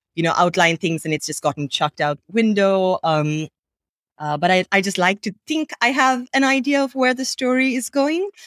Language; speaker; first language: English; non-native, local second language; Sinhala